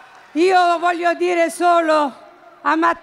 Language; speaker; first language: Italian; non-native, fluent; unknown